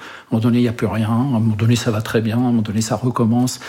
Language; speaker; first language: French; early bilingual, other home language; Arabic